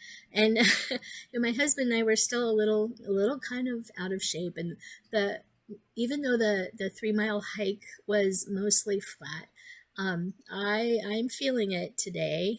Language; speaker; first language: English; native; English